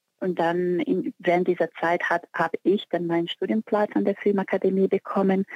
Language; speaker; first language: German; non-native, fluent; Portuguese